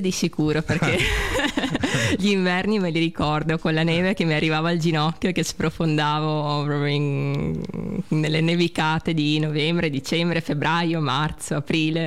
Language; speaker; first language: Italian; early bilingual, other home language; Russian